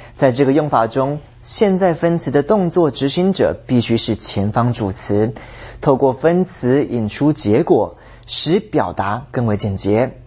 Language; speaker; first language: Chinese; native; Chinese